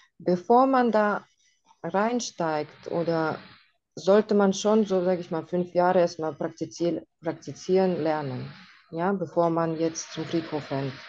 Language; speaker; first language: German; non-native, fluent; Russian